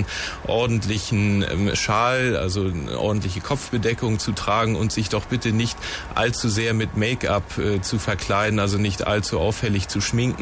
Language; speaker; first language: German; native; German